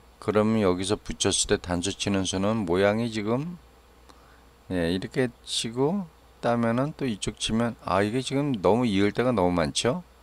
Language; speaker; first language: Korean; native; Korean